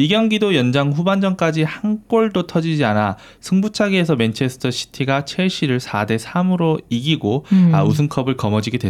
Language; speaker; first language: Korean; native; Korean